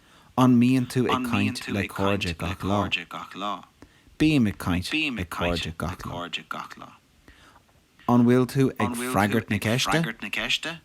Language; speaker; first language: Irish; non-native, local second language; English